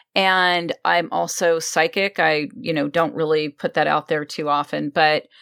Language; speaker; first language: English; native; English